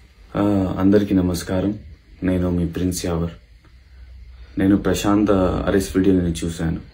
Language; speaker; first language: Telugu; non-native, local second language; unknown